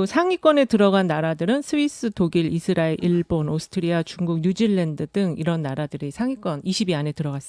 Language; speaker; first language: Korean; native; Korean